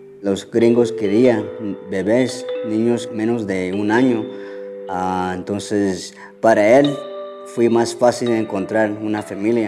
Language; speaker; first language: Spanish; early bilingual, heritage; Spanish